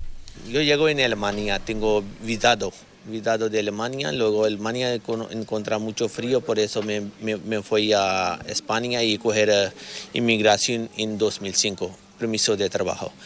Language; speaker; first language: Spanish; non-native, learner; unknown